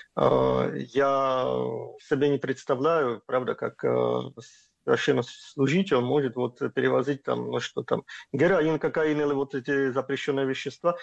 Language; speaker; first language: Russian; non-native, fluent; Czech